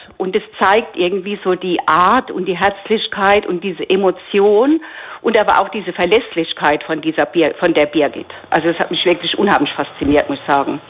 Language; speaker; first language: German; native; German